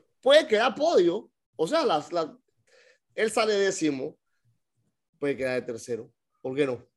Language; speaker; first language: Spanish; native; Spanish